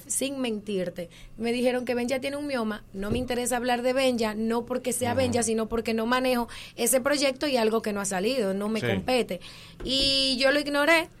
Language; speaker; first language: Spanish; native; Spanish